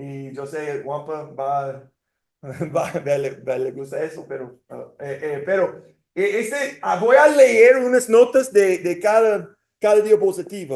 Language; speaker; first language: Spanish; non-native, fluent; English